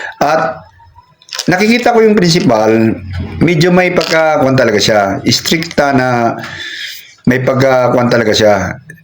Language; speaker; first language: Filipino; non-native, local second language; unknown